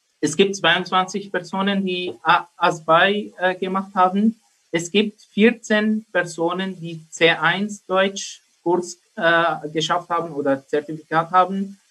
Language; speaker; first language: German; non-native, learner; Arabic